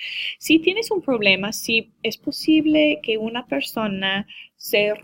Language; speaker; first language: Spanish; non-native, learner; English